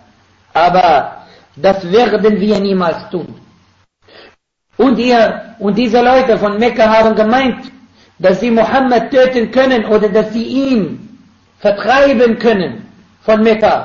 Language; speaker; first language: German; non-native, fluent; Arabic